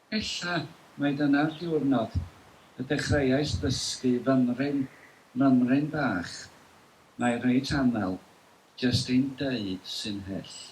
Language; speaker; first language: Welsh; native; Welsh